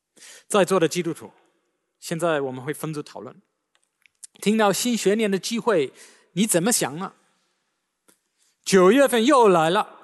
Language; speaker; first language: Chinese; native; Chinese